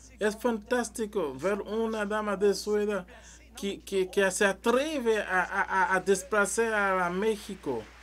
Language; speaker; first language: Spanish; non-native, learner; French